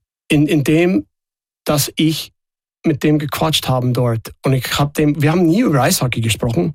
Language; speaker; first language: German; non-native, fluent; English